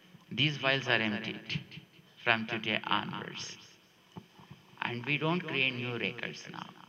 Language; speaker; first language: English; non-native, local second language; Telugu